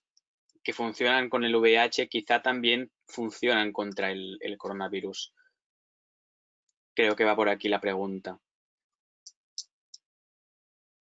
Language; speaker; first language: Spanish; native; Spanish